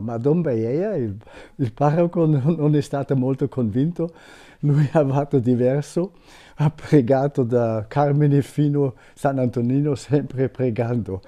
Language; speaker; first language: Italian; non-native, fluent; German